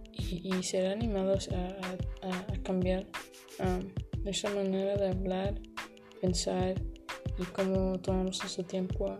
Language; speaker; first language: Spanish; early bilingual, heritage; Spanish